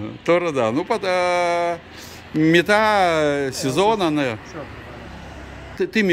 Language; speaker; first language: Russian; native; Russian